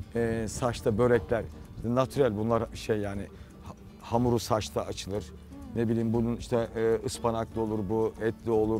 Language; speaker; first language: Turkish; native; Turkish